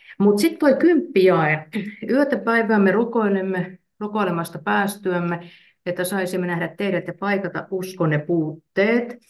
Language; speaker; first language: Finnish; native; Finnish